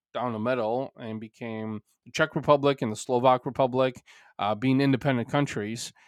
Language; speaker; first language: English; early bilingual, other home language; Bulgarian